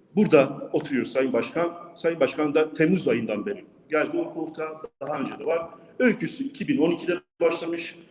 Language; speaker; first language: Turkish; non-native, local second language; Kurdish